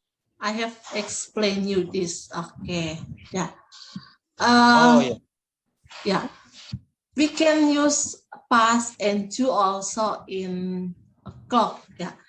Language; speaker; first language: English; non-native, learner; Indonesian